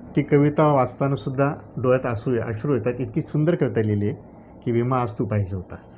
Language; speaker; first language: Marathi; native; Marathi